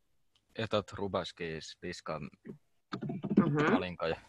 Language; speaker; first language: Russian; non-native, learner; Finnish